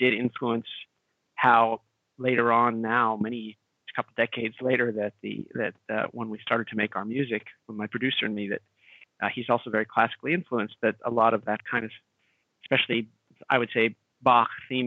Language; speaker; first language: English; native; English